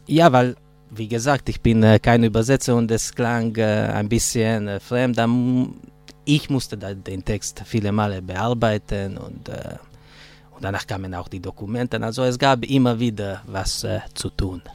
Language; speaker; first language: German; non-native, fluent; Hungarian